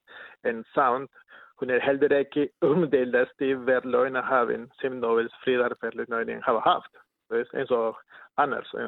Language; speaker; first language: Icelandic; non-native, learner; Spanish